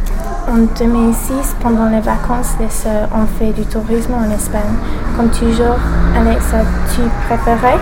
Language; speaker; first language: French; non-native, learner; English